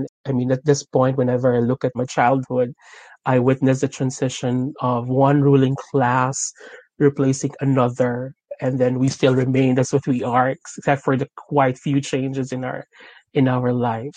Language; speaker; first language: English; non-native, local second language; Filipino